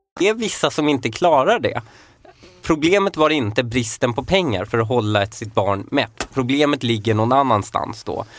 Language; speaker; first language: Swedish; early bilingual, other home language; Persian